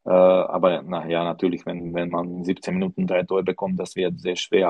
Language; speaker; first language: German; non-native, learner; Slovak